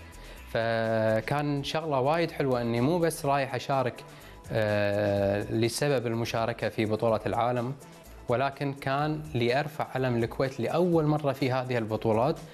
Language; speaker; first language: Arabic; native; Arabic